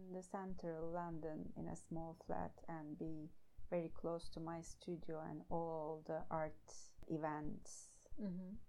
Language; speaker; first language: English; non-native, fluent; Turkish